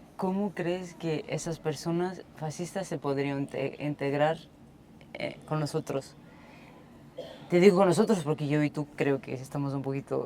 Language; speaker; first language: Spanish; non-native, fluent; Portuguese